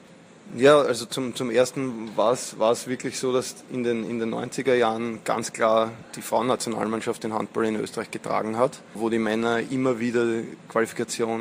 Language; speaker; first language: German; native; German